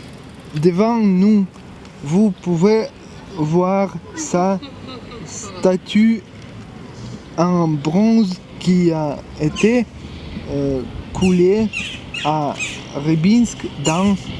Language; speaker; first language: French; non-native, fluent; Russian